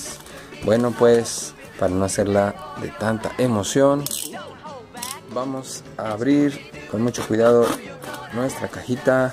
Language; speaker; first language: Spanish; native; Spanish